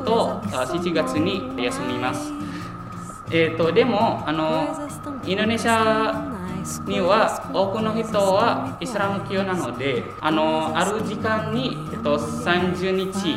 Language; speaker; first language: Japanese; non-native, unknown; Indonesian